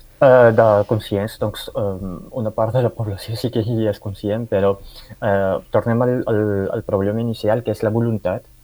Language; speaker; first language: Catalan; early bilingual, other home language; Arabic